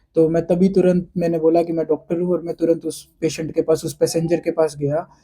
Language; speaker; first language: Hindi; native; Hindi